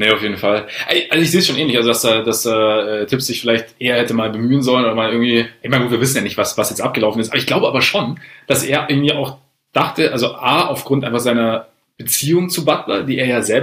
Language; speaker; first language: German; native; German